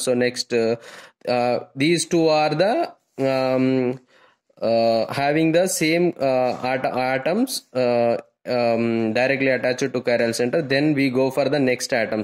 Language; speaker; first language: English; non-native, local second language; Telugu